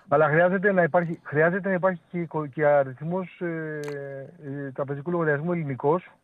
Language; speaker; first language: Greek; native; Greek